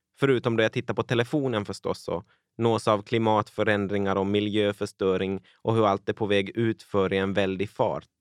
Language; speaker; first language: Swedish; native; Swedish